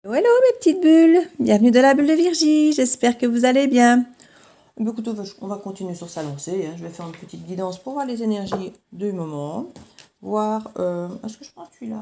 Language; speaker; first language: French; native; French